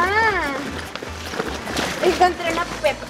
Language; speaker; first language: Spanish; native; Spanish